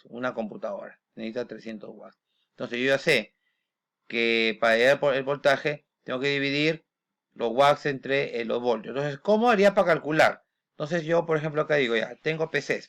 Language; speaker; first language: Spanish; native; Spanish